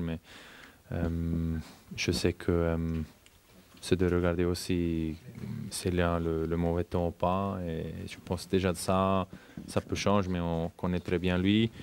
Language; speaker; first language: French; non-native, fluent; German